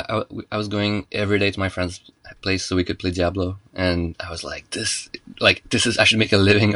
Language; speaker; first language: English; non-native, fluent; French